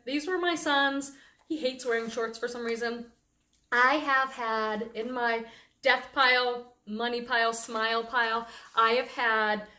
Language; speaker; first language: English; native; English